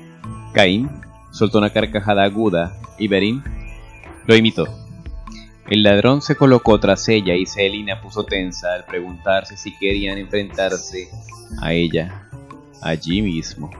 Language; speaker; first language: Spanish; native; Spanish